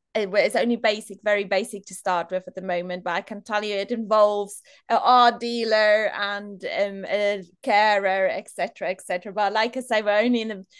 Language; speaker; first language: English; non-native, local second language; Afrikaans